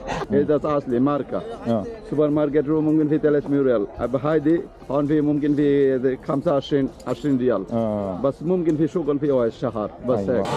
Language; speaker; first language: Arabic; non-native, learner; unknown